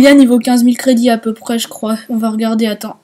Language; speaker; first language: French; native; French